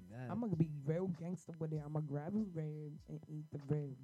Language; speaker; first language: English; native; English